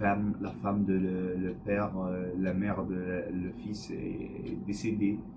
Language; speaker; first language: French; non-native, learner; English